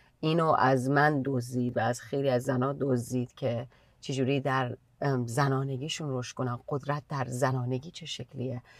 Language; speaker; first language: Persian; native; Persian